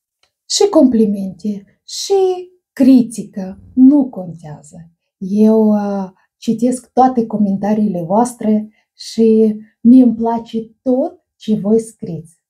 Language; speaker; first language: Romanian; non-native, learner; Russian